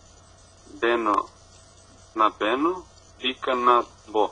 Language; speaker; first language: Greek; non-native, learner; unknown